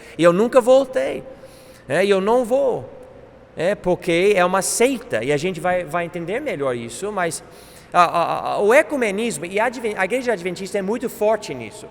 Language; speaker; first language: Portuguese; non-native, fluent; English